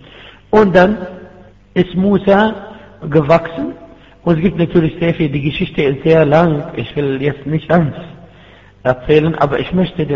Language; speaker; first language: German; non-native, fluent; Arabic